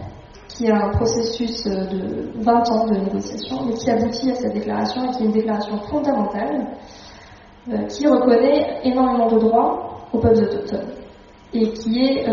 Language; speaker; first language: French; native; French